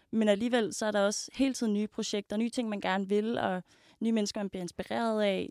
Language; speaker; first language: Danish; native; Danish